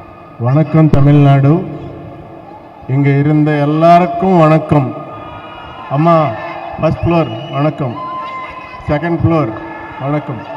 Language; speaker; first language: Tamil; non-native, learner; Telugu